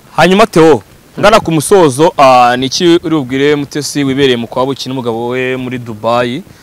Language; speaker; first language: Kinyarwanda; native; Kinyarwanda